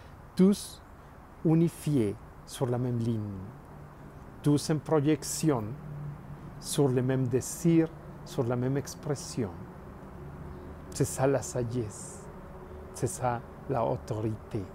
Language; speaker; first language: French; non-native, learner; Spanish